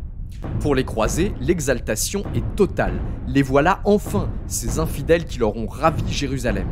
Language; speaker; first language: French; native; French